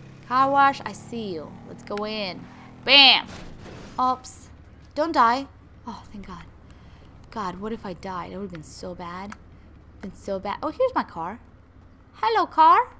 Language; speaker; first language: English; non-native, fluent; Russian